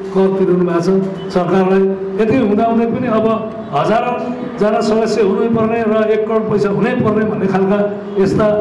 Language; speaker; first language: Nepali; native; Nepali